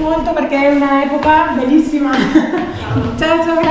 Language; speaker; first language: Italian; non-native, learner; Spanish